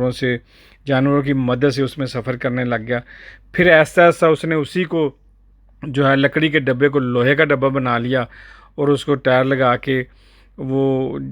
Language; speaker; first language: Urdu; native; Urdu